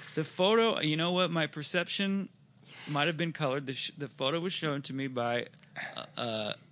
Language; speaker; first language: English; native; English